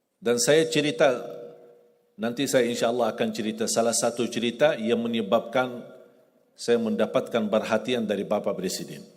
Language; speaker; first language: Malay; non-native, fluent; Arabic